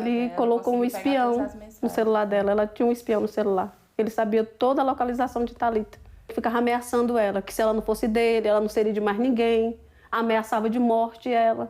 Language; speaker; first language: Portuguese; native; Portuguese